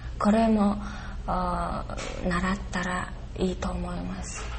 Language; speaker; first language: Japanese; non-native, learner; Mongolian